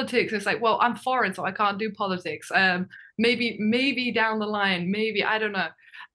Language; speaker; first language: English; non-native, fluent; Japanese